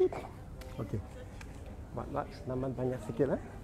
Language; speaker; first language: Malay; non-native, local second language; Cantonese